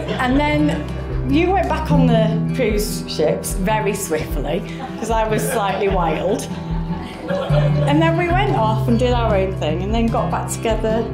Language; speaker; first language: English; native; English